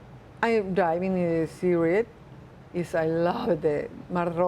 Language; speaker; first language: English; non-native, learner; Spanish